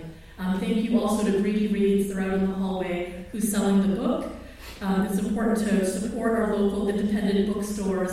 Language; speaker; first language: English; early bilingual, other home language; Filipino